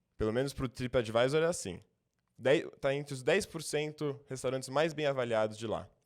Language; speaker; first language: Portuguese; native; Portuguese